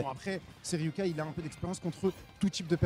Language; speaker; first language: French; native; French